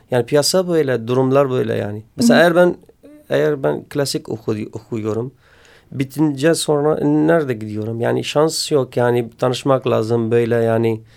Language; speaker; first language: Turkish; non-native, learner; Kurdish